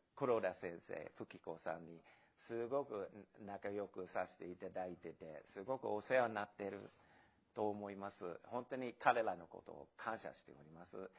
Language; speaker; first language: Japanese; non-native, fluent; English